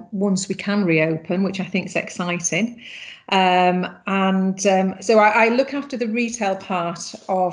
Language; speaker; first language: English; native; English